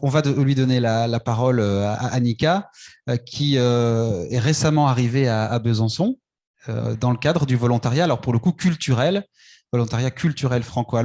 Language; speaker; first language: French; native; French